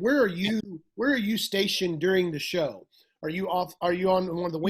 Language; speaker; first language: English; native; English